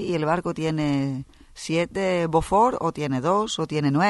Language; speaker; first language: Spanish; non-native, fluent; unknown